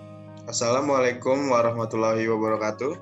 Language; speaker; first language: Indonesian; native; Indonesian